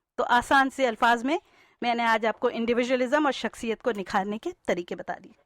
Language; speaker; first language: Urdu; native; Urdu